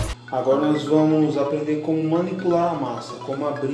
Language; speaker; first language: Portuguese; native; Portuguese